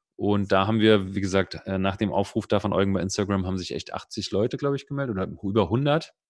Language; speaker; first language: German; native; German